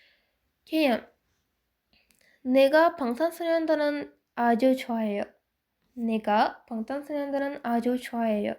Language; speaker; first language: Korean; non-native, fluent; Uzbek